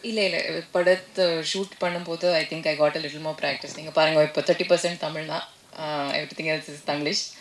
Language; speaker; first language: Tamil; non-native, learner; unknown